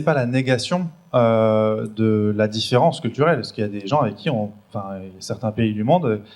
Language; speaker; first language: French; native; French